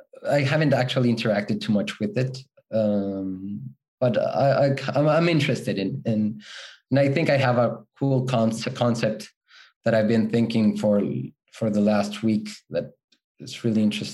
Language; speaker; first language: English; non-native, fluent; Spanish